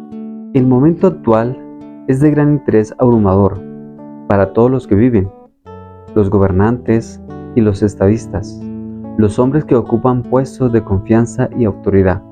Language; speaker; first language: Spanish; native; Spanish